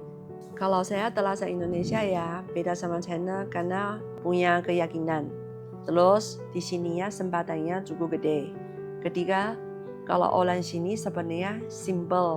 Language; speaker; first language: Indonesian; non-native, learner; Chinese